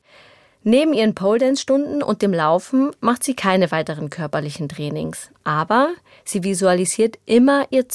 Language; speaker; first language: German; native; German